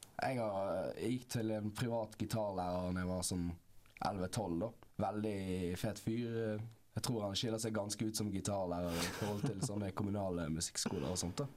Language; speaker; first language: Norwegian; native; Norwegian